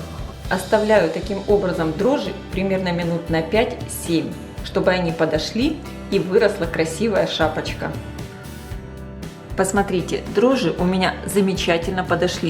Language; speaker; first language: Russian; native; Russian